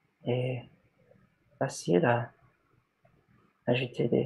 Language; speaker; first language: French; non-native, learner; English